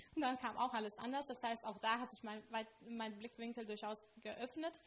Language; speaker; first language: German; non-native, fluent; Lithuanian